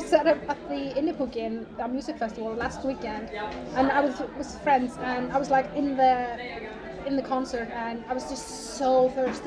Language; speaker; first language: English; non-native, fluent; Icelandic